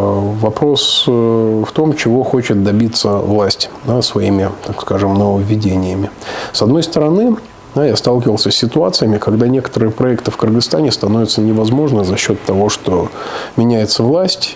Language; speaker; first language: Russian; native; Russian